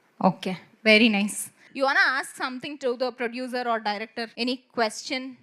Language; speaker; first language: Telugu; native; Telugu